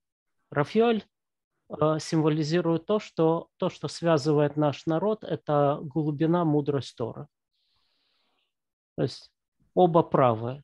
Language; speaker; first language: Russian; native; Russian